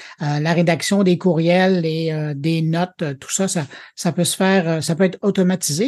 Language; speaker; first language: French; native; French